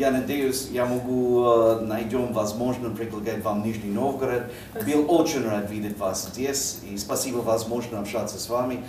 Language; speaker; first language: Russian; non-native, learner; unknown